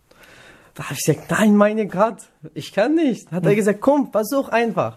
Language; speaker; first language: German; non-native, learner; Kurdish